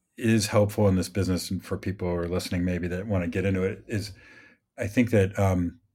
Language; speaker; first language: English; native; English